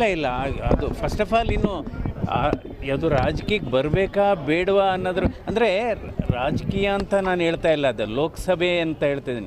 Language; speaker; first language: Kannada; native; Kannada